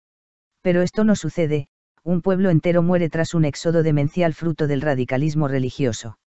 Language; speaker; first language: Spanish; native; Spanish